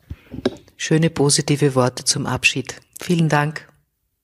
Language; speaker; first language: German; native; German